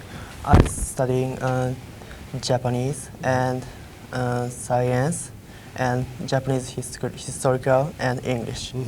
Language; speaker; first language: English; non-native, learner; Japanese